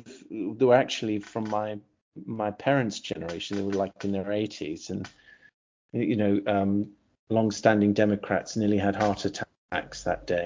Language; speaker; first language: English; native; English